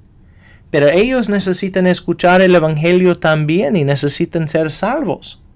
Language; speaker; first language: Spanish; non-native, fluent; English